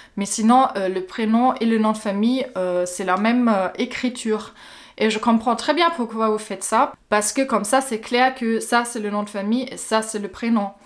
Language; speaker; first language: French; non-native, fluent; German